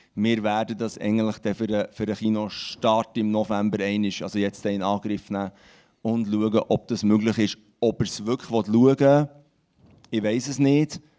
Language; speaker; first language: German; non-native, local second language; French